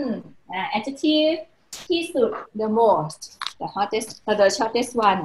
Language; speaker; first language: Thai; native; Thai